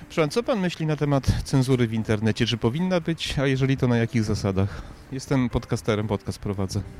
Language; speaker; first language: Polish; native; Polish